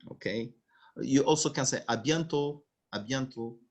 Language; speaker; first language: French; non-native, local second language; Arabic